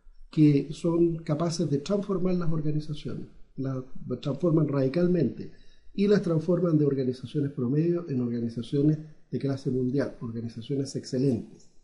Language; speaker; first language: Spanish; native; Spanish